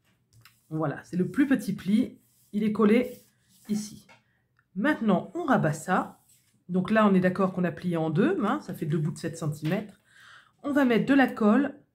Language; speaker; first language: French; native; French